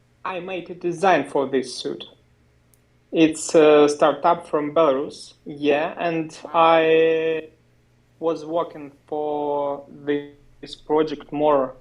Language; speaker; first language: English; non-native, learner; Russian